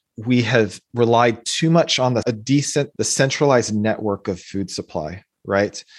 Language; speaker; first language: English; native; English